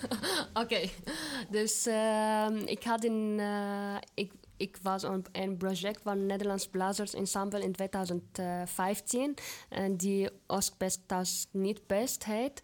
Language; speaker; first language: Dutch; non-native, fluent; Arabic